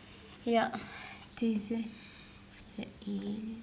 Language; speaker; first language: Dutch; non-native, learner; Arabic